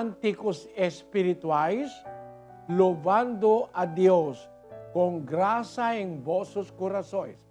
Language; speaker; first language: Portuguese; non-native, learner; Filipino